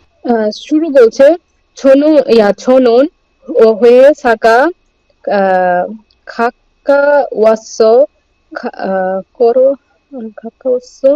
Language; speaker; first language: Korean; non-native, learner; Bangla